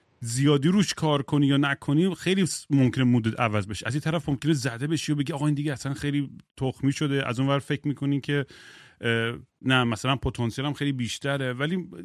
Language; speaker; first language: Persian; native; Persian